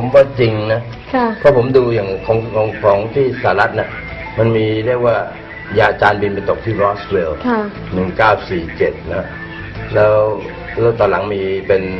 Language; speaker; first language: Thai; native; Thai